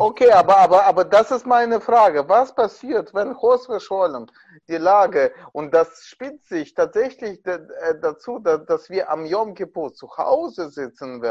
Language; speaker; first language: German; non-native, fluent; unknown